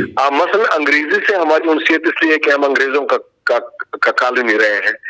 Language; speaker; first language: Urdu; non-native, local second language; Pashto